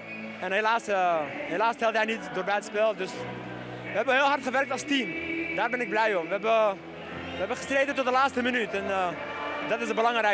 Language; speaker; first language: Dutch; non-native, fluent; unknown